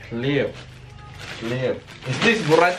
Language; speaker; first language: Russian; non-native, learner; Filipino